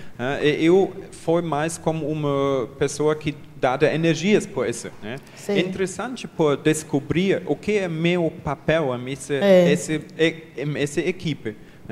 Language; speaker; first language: Portuguese; non-native, learner; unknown